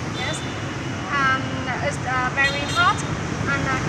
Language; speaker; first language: English; non-native, learner; Vietnamese